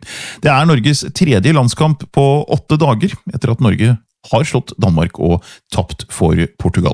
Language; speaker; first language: Norwegian; native; Norwegian